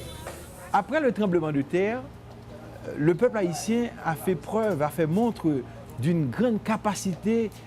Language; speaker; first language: French; non-native, local second language; Haitian Creole